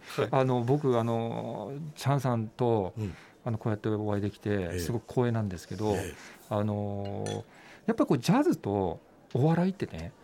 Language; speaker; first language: Japanese; native; Japanese